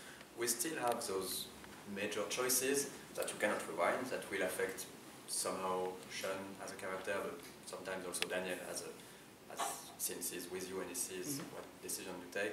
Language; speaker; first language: English; non-native, fluent; French